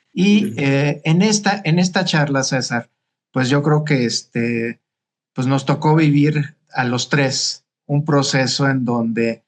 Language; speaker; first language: Spanish; native; Spanish